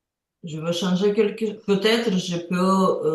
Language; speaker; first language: French; non-native, learner; Ukrainian